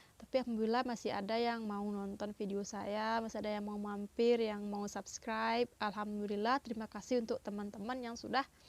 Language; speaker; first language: Indonesian; non-native, local second language; Minangkabau